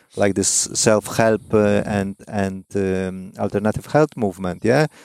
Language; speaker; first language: English; non-native, fluent; Polish